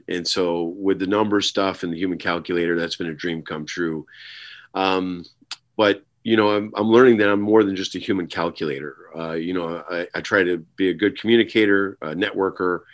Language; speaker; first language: English; native; English